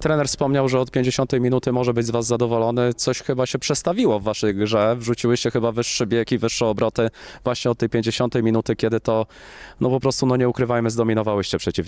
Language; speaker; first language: Polish; native; Polish